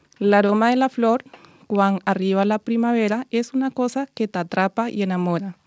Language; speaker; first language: Catalan; non-native, learner; Spanish